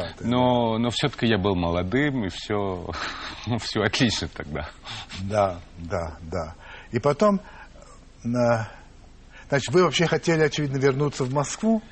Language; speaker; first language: Russian; non-native, fluent; French